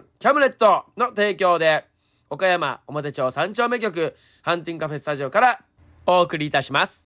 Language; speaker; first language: Japanese; native; Japanese